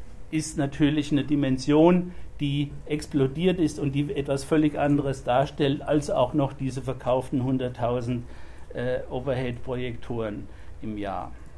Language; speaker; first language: German; native; German